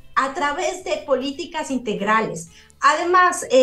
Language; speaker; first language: Spanish; native; Spanish